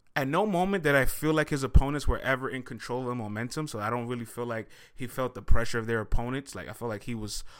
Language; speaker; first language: English; native; English